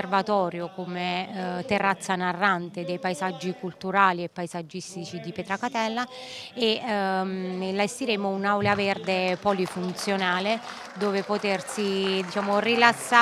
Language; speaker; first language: Italian; native; Italian